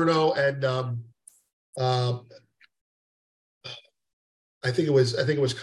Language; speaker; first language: English; native; English